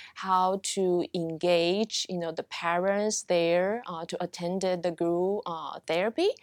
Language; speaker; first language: English; non-native, fluent; Chinese